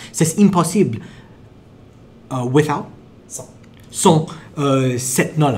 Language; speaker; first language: French; non-native, learner; English